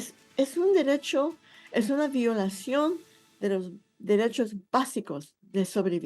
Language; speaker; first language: Spanish; non-native, fluent; English